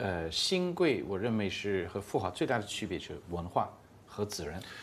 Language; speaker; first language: Chinese; non-native, fluent; English